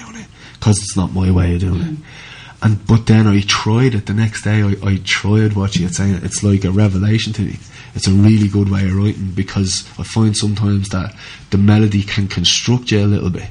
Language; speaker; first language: English; native; English